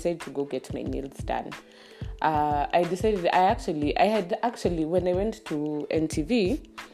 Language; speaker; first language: English; non-native, local second language; Swahili